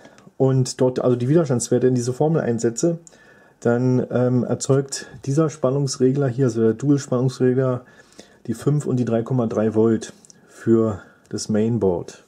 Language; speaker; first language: German; native; German